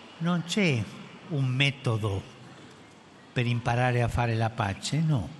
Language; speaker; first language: Italian; non-native, fluent; Spanish